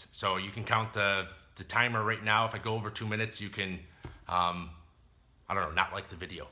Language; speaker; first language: English; native; English